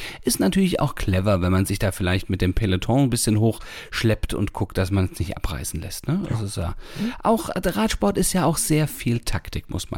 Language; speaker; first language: German; native; German